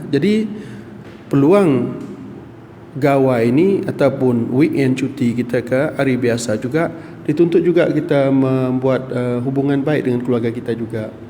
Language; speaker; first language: Malay; non-native, local second language; Iban